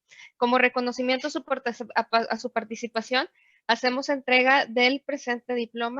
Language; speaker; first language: Spanish; native; Spanish